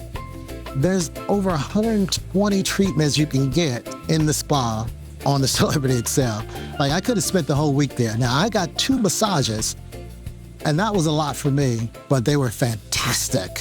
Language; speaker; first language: English; native; English